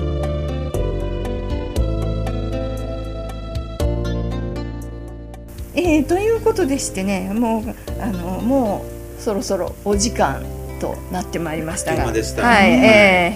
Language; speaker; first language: Japanese; native; Japanese